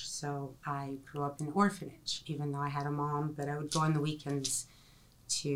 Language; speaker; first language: English; non-native, fluent; Ukrainian